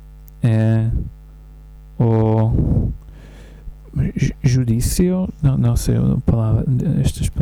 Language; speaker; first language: Portuguese; non-native, learner; English